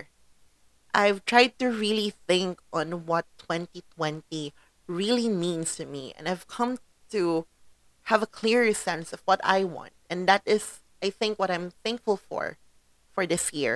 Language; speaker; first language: English; non-native, local second language; Cebuano